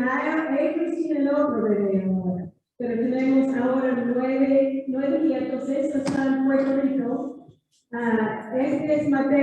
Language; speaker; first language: Spanish; non-native, fluent; English